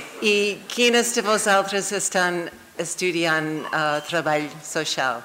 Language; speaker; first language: Catalan; non-native, fluent; English